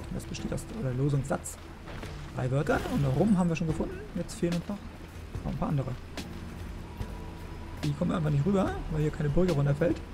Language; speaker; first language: German; native; German